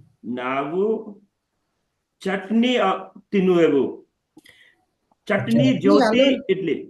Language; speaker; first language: Kannada; non-native, learner; Hindi